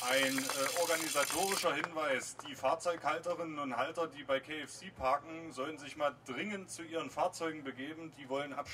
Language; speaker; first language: German; native; German